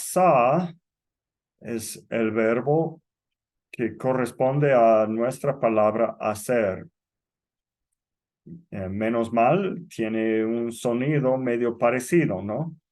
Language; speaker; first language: Spanish; non-native, fluent; English